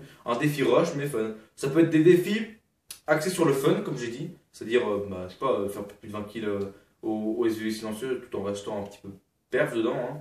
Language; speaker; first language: French; native; French